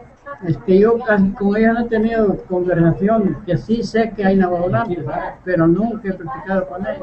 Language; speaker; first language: Spanish; non-native, local second language; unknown